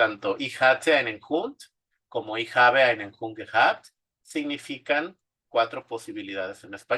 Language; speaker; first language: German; non-native, fluent; Spanish